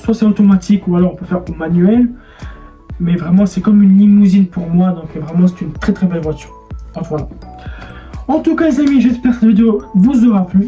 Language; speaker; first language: French; native; French